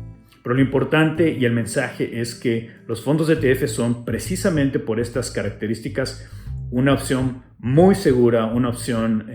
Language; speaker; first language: Spanish; native; Spanish